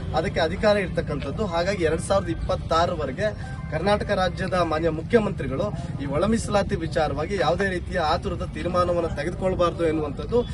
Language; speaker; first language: Kannada; non-native, local second language; Lambadi